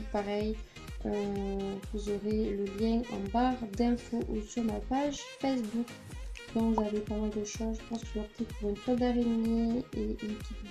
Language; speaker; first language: French; native; French